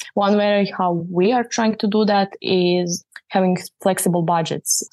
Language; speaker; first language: English; non-native, fluent; Croatian